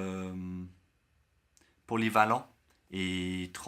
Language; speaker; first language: French; non-native, learner; English